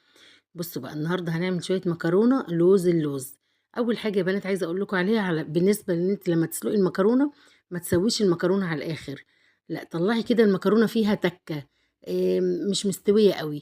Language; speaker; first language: Arabic; native; Arabic